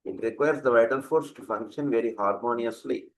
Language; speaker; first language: English; non-native, local second language; Telugu